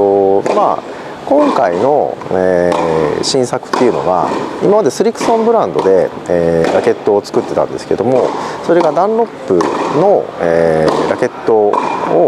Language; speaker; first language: Japanese; native; Japanese